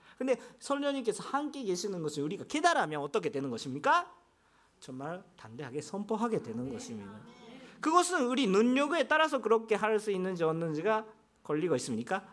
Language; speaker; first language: Korean; non-native, fluent; Japanese